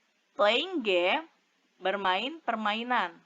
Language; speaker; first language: English; non-native, fluent; Indonesian